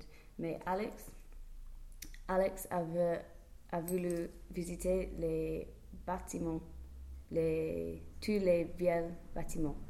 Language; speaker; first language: French; non-native, learner; English